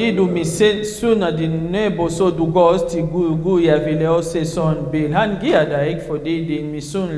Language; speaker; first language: Swedish; non-native, learner; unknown